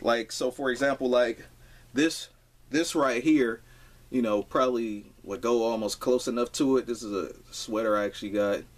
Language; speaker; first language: English; native; English